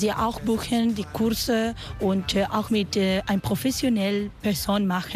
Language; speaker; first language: German; non-native, learner; Spanish